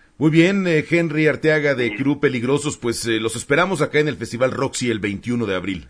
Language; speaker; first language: Spanish; native; Spanish